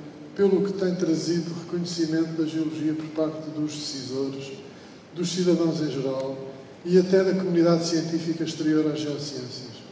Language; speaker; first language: Portuguese; native; Portuguese